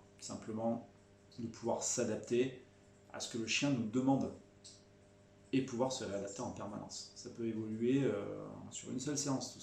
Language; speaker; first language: French; native; French